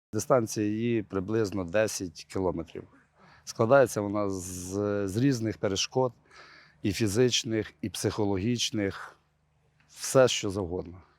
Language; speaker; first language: Ukrainian; native; Ukrainian